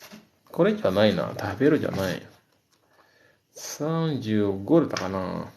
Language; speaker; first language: Japanese; non-native, fluent; Indonesian